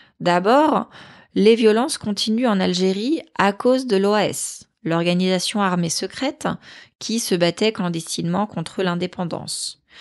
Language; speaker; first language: French; native; French